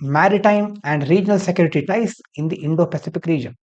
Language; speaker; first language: English; non-native, local second language; Kannada